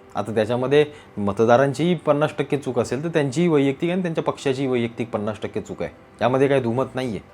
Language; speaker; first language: Marathi; native; Marathi